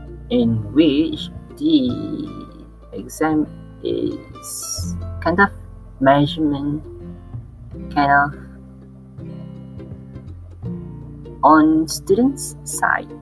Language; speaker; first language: English; non-native, local second language; Malay